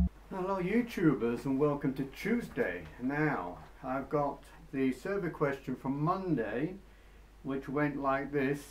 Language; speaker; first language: English; native; English